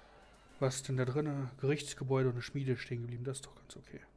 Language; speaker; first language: German; native; German